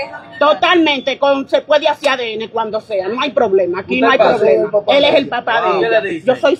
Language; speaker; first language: Spanish; native; Spanish